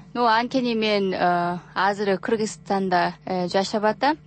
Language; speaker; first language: Kyrgyz; non-native, learner; Korean